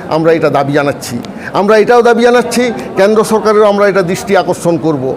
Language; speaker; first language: Bangla; non-native, local second language; Santali